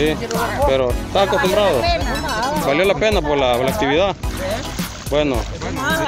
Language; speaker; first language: Spanish; native; Spanish